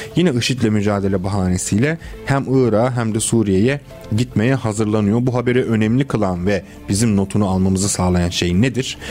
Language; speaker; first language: Turkish; early bilingual, heritage; Romanian